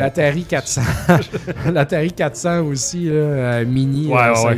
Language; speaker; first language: French; native; French